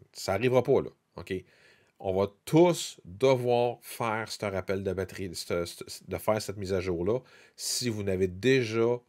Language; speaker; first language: French; native; French